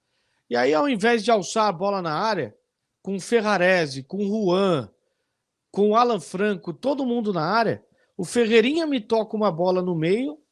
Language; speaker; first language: Portuguese; native; Portuguese